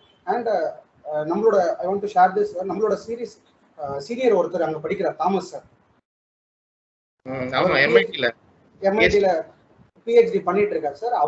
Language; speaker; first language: Tamil; native; Tamil